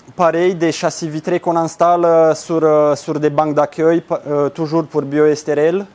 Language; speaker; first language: French; non-native, fluent; Romanian